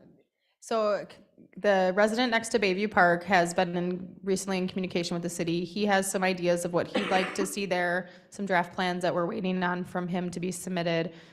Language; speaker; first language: English; native; English